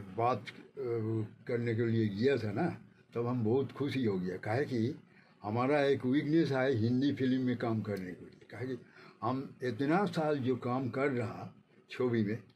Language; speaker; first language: Hindi; non-native, local second language; Bangla